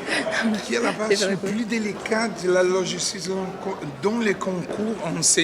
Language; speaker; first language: French; non-native, learner; Portuguese